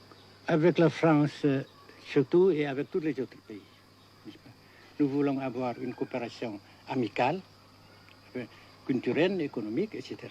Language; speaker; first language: French; non-native, local second language; Vietnamese